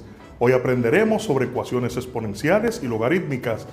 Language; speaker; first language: Spanish; native; Spanish